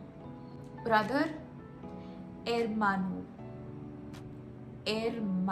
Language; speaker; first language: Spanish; non-native, fluent; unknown